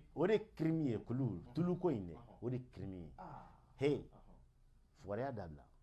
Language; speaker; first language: French; non-native, local second language; Bambara